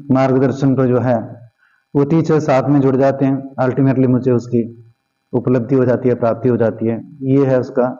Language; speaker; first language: Hindi; non-native, local second language; Punjabi